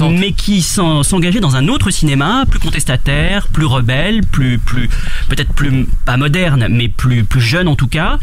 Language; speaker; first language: French; native; French